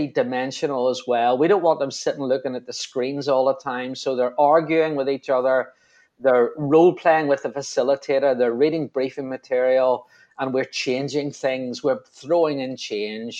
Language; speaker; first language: English; native; English